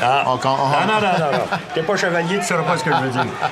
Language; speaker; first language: French; native; French